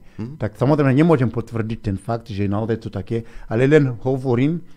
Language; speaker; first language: Slovak; non-native, fluent; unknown